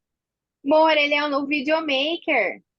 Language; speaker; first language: Portuguese; native; Portuguese